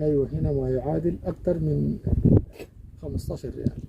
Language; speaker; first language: Arabic; native; Arabic